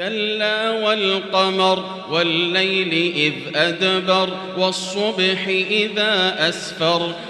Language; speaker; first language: Arabic; native; Arabic